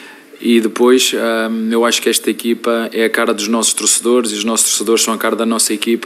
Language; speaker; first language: Portuguese; native; Portuguese